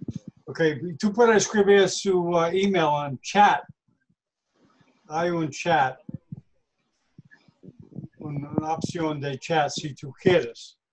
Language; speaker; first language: Spanish; non-native, learner; English